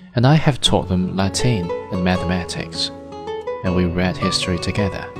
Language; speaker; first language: English; non-native, fluent; Chinese